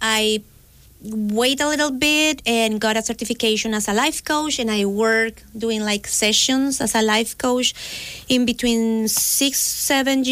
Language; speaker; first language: English; non-native, fluent; Spanish